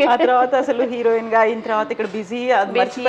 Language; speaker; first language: Telugu; native; Telugu